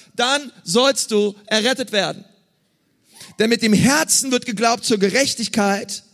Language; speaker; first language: German; native; German